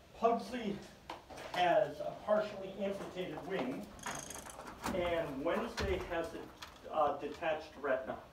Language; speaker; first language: English; native; English